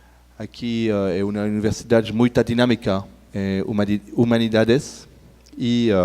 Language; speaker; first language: Portuguese; non-native, learner; French